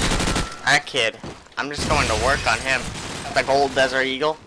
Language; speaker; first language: English; native; English